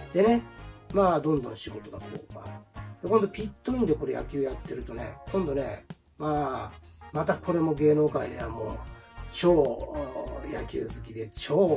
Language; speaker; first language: Japanese; native; Japanese